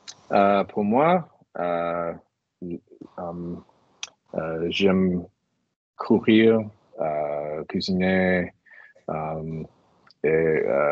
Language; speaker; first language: French; non-native, learner; English